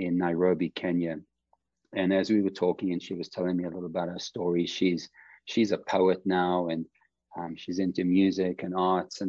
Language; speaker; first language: English; native; English